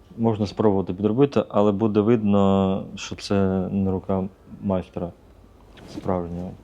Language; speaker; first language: Ukrainian; native; Ukrainian